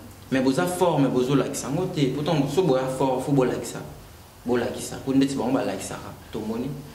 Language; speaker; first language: French; non-native, local second language; Lingala